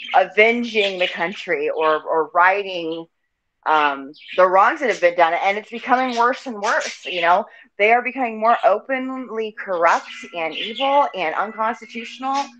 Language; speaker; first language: English; native; English